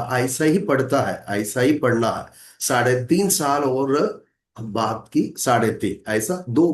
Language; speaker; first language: Hindi; non-native, local second language; Malayalam